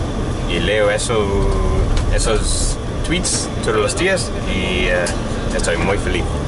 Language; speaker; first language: Spanish; non-native, learner; English